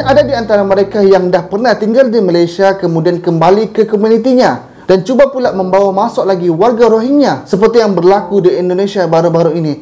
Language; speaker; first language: Malay; native; Malay